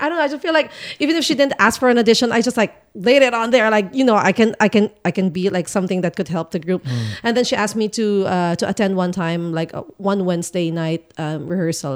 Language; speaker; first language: English; non-native, local second language; Filipino